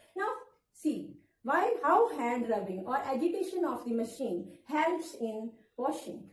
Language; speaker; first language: English; non-native, local second language; Punjabi